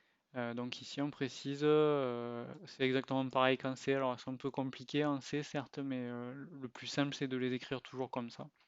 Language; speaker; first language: French; native; French